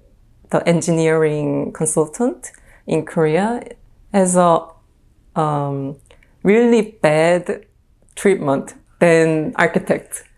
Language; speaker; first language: English; non-native, fluent; Korean